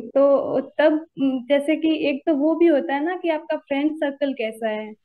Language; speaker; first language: Hindi; native; Hindi